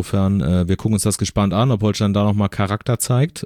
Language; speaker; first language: German; native; German